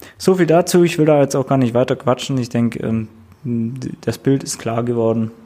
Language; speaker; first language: German; native; German